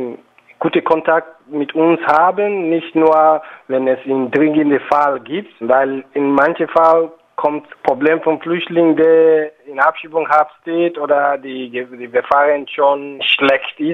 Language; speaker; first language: German; non-native, fluent; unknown